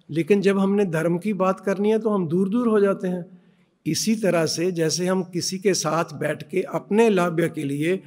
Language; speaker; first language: Hindi; non-native, local second language; Punjabi